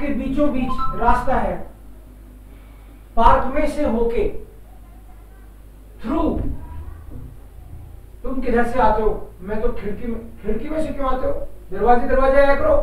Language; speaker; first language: Hindi; native; Hindi